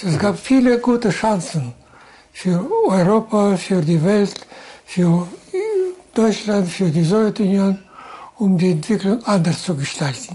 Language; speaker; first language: German; non-native, fluent; Russian